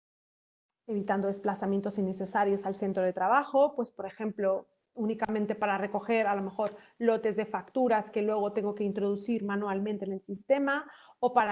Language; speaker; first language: Spanish; native; Spanish